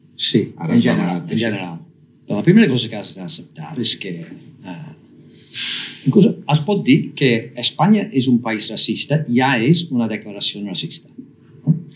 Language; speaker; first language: Catalan; non-native, fluent; English